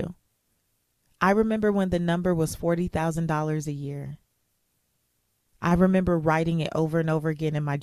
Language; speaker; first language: English; native; English